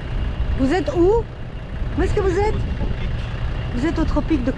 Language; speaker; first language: French; native; French